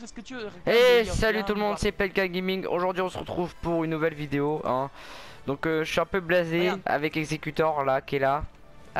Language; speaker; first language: French; native; French